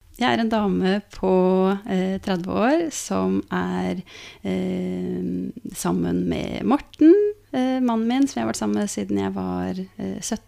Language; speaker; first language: Norwegian; native; Norwegian